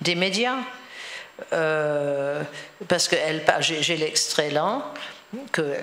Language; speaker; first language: French; non-native, fluent; English